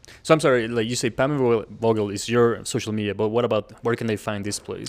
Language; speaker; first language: English; early bilingual, other home language; Spanish